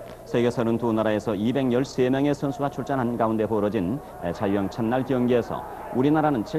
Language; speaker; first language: Korean; native; Korean